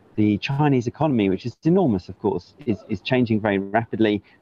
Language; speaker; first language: English; native; English